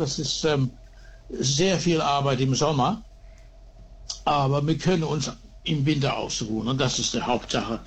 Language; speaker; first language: German; early bilingual, heritage; German